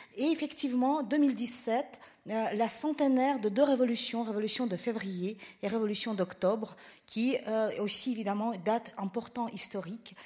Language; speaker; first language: French; non-native, fluent; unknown